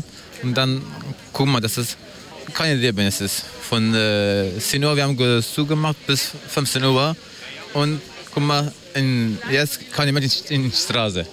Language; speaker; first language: German; non-native, learner; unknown